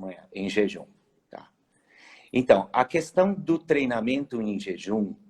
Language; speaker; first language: Portuguese; native; Portuguese